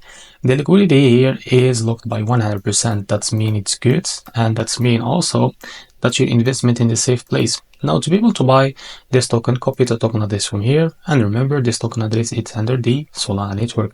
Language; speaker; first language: English; non-native, fluent; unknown